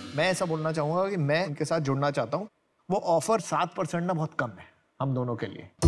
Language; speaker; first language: Hindi; native; Hindi